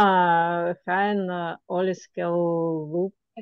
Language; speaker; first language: Finnish; non-native, learner; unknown